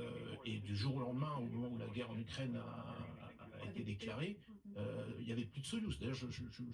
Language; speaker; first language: French; native; French